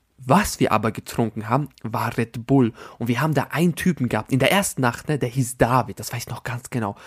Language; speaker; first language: German; native; German